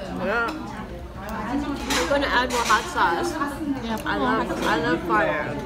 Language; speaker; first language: English; non-native, learner; Korean